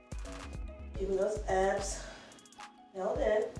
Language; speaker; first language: English; native; English